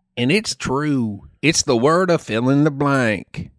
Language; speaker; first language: English; native; English